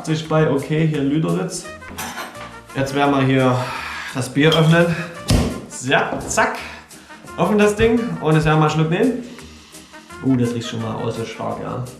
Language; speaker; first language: German; native; German